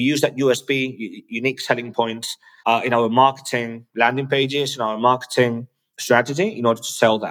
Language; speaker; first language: English; non-native, fluent; Spanish